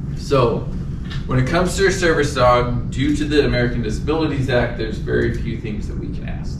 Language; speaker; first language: English; native; English